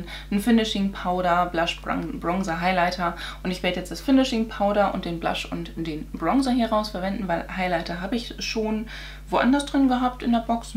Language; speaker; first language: German; native; German